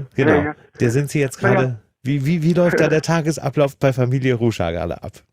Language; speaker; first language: German; native; German